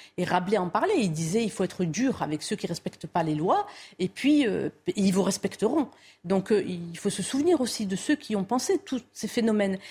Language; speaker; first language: French; non-native, local second language; Arabic